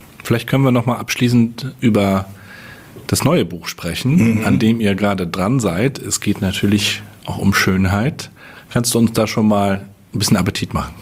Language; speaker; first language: German; native; German